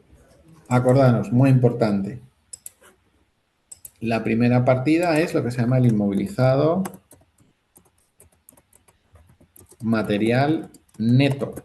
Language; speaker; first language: Spanish; native; Spanish